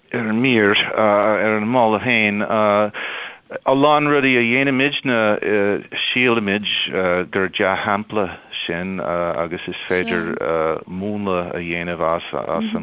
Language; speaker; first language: Irish; non-native, fluent; English